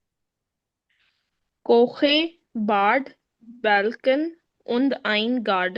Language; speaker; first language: German; non-native, learner; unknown